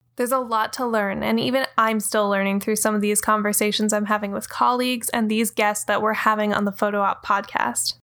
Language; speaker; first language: English; native; English